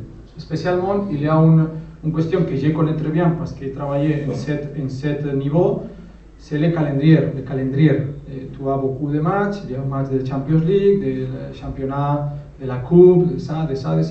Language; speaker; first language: French; non-native, learner; Spanish